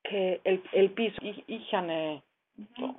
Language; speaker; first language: Greek; non-native, learner; German